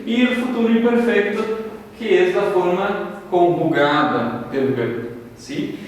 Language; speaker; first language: Spanish; non-native, fluent; Portuguese